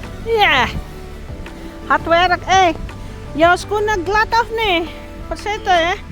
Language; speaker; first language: Dutch; non-native, learner; Indonesian